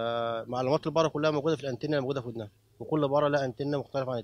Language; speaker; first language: Arabic; native; Arabic